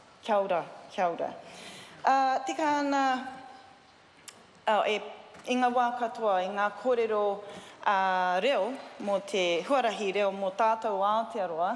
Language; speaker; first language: Māori; non-native, learner; English